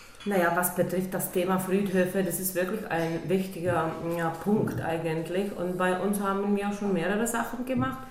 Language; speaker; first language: German; non-native, local second language; Czech